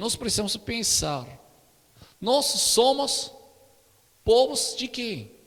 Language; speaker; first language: Portuguese; non-native, learner; Korean